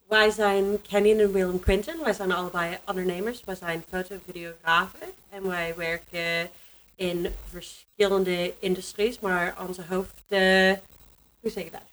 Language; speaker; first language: Dutch; non-native, learner; English